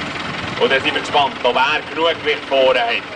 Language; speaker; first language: German; native; German